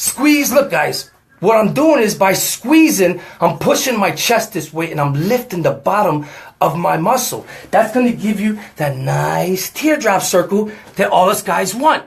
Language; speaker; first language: English; native; English